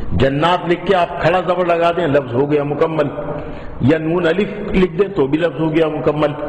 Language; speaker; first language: Urdu; native; Urdu